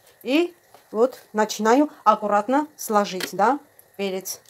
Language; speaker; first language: Russian; non-native, fluent; Armenian